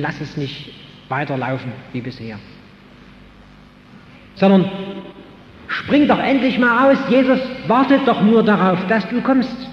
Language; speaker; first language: German; native; German